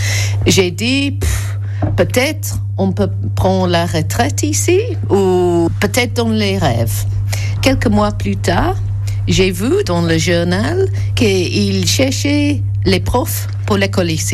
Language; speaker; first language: French; non-native, learner; English